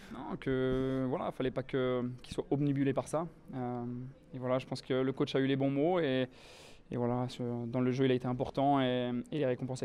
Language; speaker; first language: French; native; French